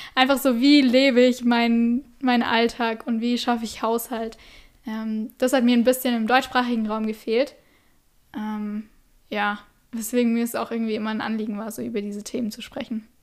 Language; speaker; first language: German; native; German